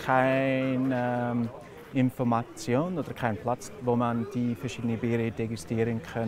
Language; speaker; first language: German; non-native, fluent; English